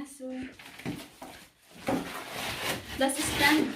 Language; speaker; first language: German; non-native, learner; Filipino